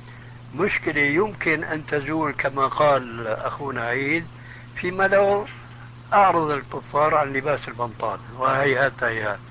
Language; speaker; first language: Arabic; early bilingual, other home language; Albanian